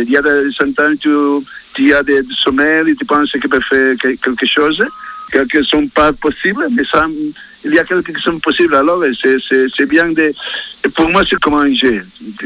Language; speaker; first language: French; non-native, learner; Spanish